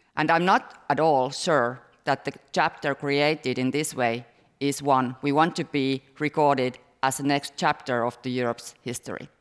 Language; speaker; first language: English; non-native, fluent; Finnish